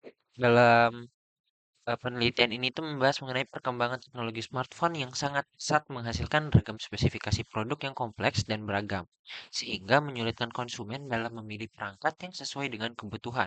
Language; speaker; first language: Indonesian; native; Indonesian